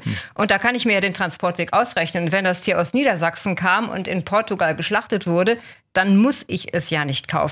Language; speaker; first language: German; native; German